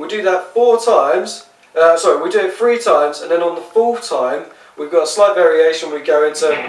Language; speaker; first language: English; native; English